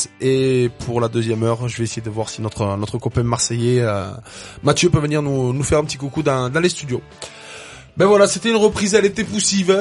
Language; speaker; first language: French; native; French